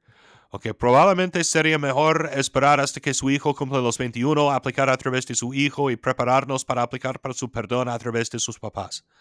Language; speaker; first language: Spanish; non-native, fluent; English